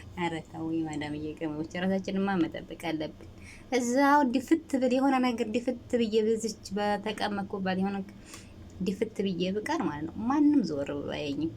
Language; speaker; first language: Amharic; native; Amharic